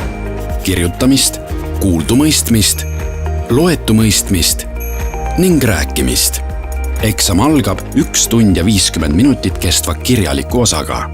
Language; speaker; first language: Estonian; native; Estonian